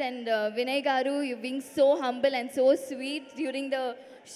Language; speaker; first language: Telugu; non-native, learner; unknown